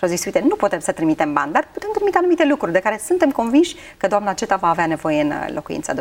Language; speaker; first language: Romanian; native; Romanian